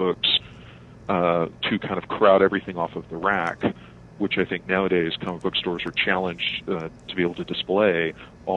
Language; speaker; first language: English; native; English